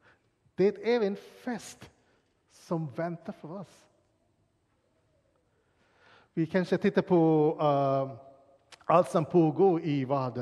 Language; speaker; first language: Swedish; non-native, fluent; English